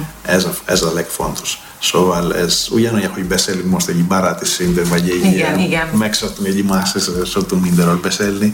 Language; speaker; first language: Hungarian; non-native, learner; Greek